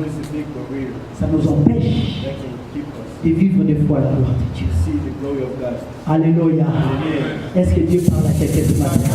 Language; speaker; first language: French; non-native, local second language; Lingala